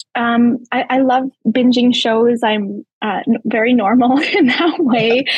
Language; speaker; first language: English; native; English